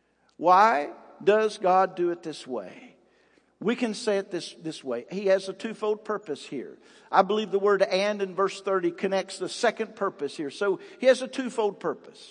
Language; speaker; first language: English; native; English